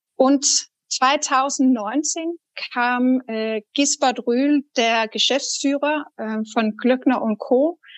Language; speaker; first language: German; non-native, fluent; Danish